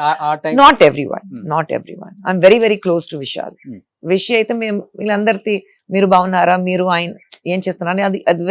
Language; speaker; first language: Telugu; non-native, fluent; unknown